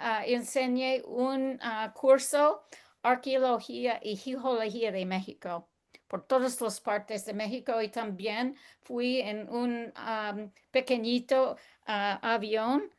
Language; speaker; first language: Spanish; non-native, learner; English